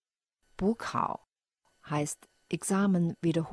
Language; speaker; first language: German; non-native, fluent; Chinese